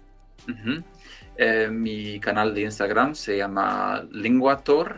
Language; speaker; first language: Spanish; non-native, fluent; English